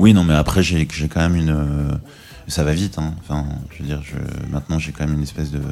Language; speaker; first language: French; native; French